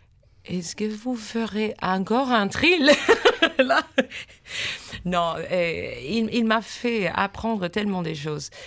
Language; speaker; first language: French; non-native, fluent; English